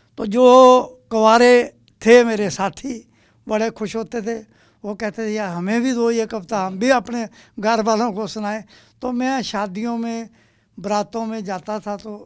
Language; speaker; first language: Hindi; non-native, local second language; Dogri